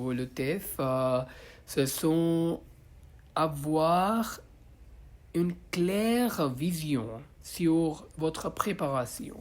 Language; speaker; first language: French; non-native, learner; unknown